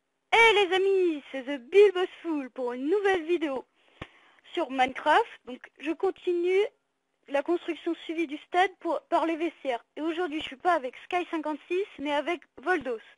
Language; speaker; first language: French; native; French